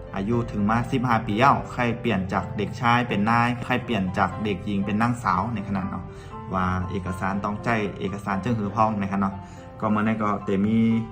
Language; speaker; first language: Thai; non-native, local second language; Shan